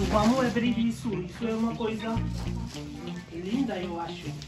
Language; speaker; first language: Portuguese; non-native, learner; Hindi